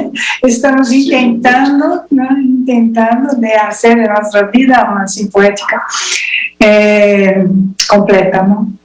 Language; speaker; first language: Spanish; non-native, learner; Portuguese